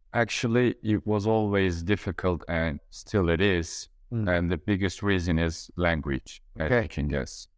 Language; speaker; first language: English; non-native, fluent; Turkish